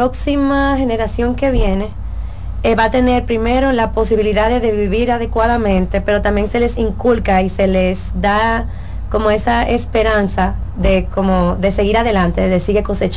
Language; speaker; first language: Spanish; native; Spanish